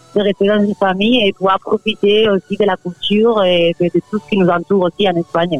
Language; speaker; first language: French; non-native, fluent; Spanish